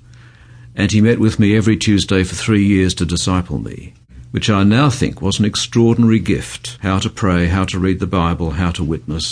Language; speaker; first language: English; native; English